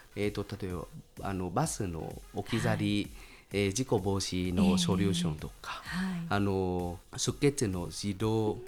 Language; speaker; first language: Japanese; non-native, fluent; Vietnamese